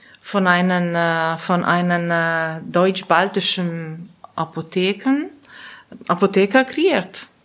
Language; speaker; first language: German; non-native, learner; Latvian